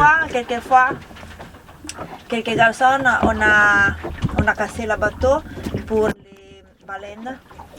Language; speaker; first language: French; non-native, learner; Italian